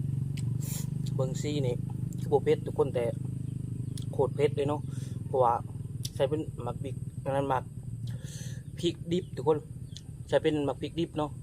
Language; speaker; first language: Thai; non-native, local second language; Northeastern Thai